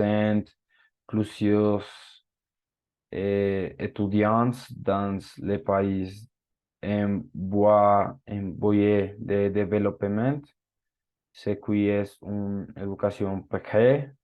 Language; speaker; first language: French; non-native, learner; Spanish